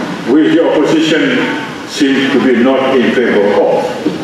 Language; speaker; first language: English; non-native, local second language; Malay